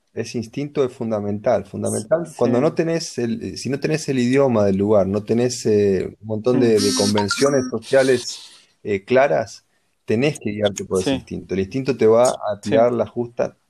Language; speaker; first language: Spanish; native; Spanish